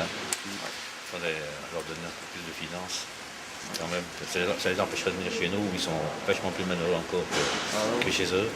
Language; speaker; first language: French; native; French